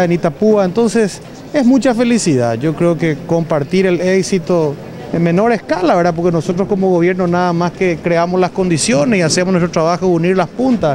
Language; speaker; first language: Spanish; native; Spanish